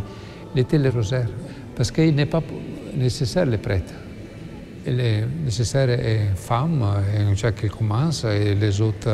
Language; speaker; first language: French; non-native, learner; Italian